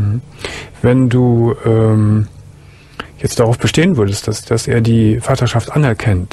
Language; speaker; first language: German; native; German